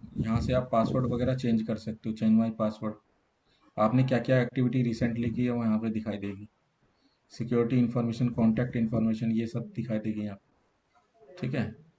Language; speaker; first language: Hindi; native; Hindi